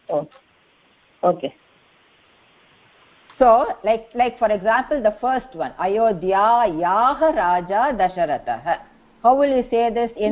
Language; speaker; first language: English; non-native, fluent; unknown